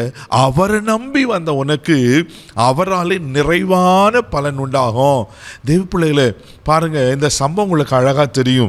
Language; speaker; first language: Tamil; native; Tamil